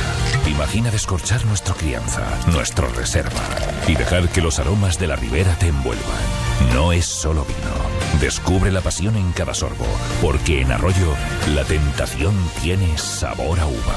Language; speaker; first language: Spanish; native; Spanish